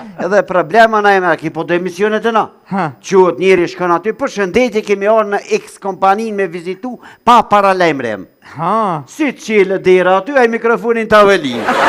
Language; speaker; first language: Albanian; native; Albanian